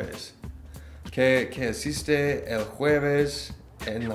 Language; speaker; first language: Spanish; non-native, learner; English